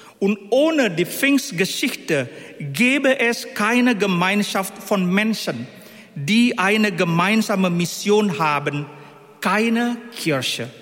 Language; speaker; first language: German; non-native, fluent; Indonesian